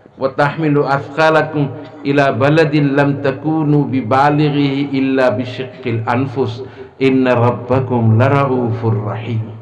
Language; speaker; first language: Urdu; non-native, local second language; Assamese